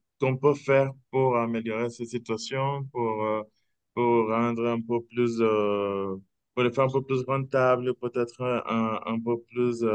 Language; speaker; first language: French; non-native, fluent; Spanish